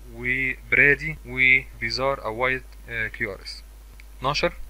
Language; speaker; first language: Arabic; native; Arabic